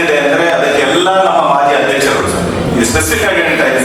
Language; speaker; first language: Kannada; native; Kannada